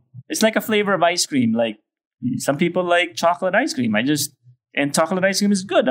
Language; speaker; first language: English; non-native, local second language; Filipino